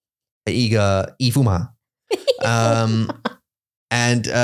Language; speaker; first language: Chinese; non-native, learner; English